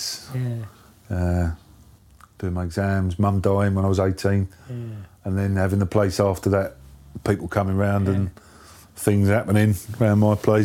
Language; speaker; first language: English; native; English